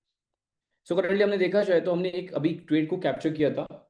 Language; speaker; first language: Hindi; native; Hindi